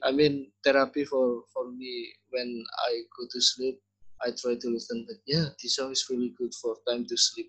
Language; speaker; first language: English; non-native, learner; Indonesian